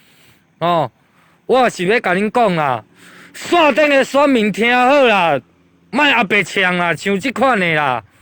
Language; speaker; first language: Chinese; native; Chinese